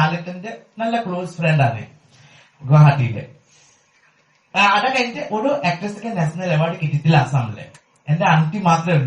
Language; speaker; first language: Malayalam; non-native, fluent; Assamese